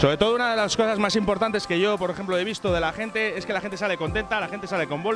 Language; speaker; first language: Spanish; native; Spanish